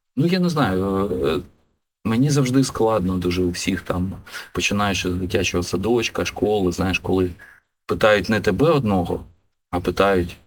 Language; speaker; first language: Ukrainian; non-native, local second language; Russian